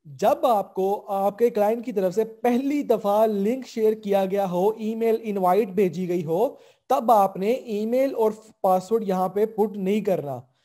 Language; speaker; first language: Urdu; non-native, local second language; Punjabi